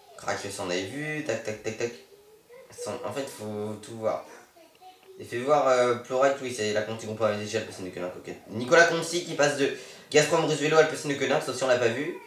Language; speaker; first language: French; native; French